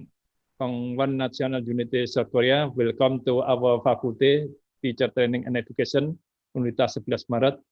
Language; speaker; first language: English; non-native, fluent; Indonesian